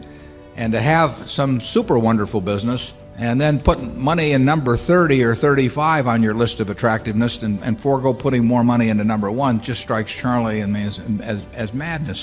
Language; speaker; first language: English; native; English